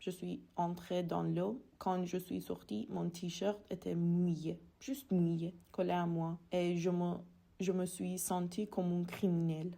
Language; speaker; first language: French; non-native, fluent; Persian